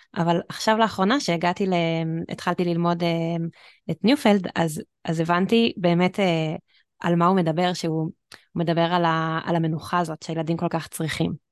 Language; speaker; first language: Hebrew; native; Hebrew